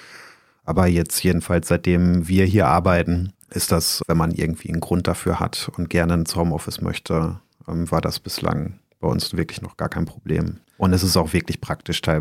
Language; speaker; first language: German; native; German